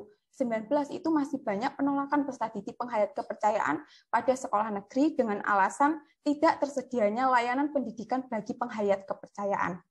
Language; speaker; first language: Indonesian; native; Indonesian